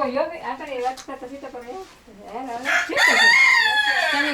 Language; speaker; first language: Spanish; native; Spanish